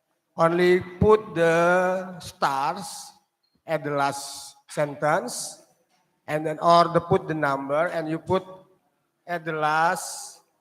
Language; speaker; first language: English; non-native, learner; Indonesian